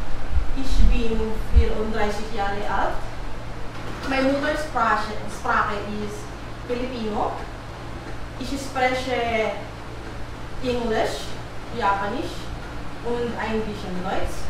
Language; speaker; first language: German; non-native, learner; Filipino